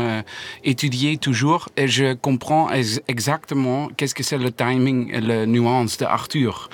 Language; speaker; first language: French; non-native, learner; Dutch